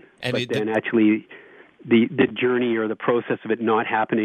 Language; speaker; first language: English; native; English